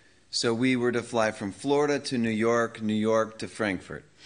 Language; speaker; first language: English; native; English